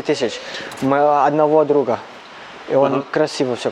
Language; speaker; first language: Russian; non-native, learner; Cantonese